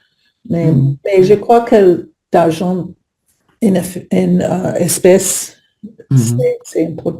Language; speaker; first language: French; non-native, learner; English